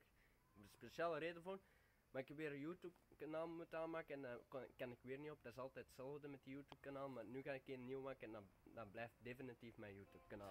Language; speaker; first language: Dutch; native; Dutch